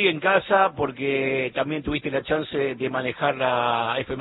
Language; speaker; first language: Spanish; native; Spanish